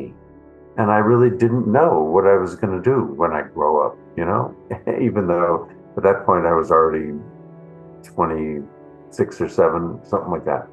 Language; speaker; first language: English; native; English